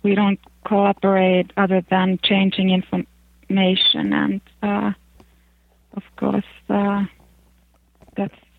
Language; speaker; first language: English; non-native, fluent; Finnish